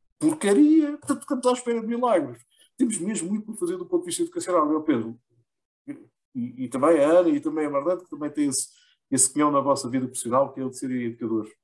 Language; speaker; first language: Portuguese; native; Portuguese